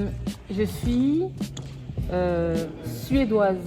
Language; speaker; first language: French; non-native, learner; Swedish